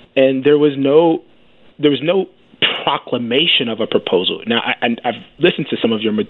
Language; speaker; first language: English; native; English